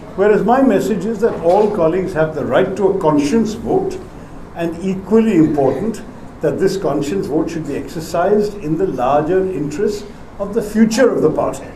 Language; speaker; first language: English; non-native, local second language; Malayalam